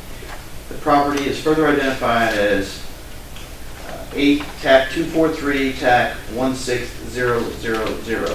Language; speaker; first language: English; native; English